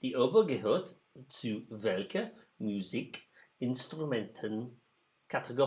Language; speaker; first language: German; non-native, learner; English